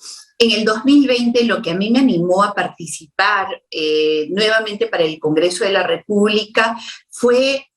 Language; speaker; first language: Spanish; native; Spanish